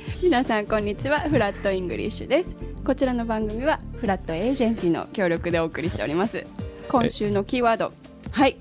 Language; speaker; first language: Japanese; native; Japanese